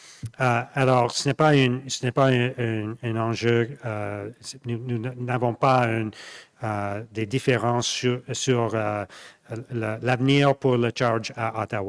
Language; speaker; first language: French; non-native, local second language; English